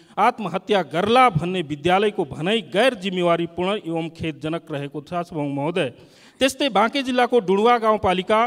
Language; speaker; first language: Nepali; non-native, local second language; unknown